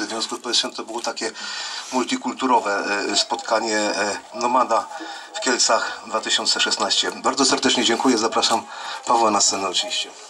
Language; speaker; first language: Polish; native; Polish